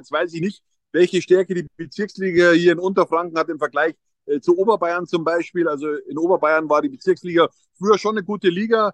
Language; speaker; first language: German; native; German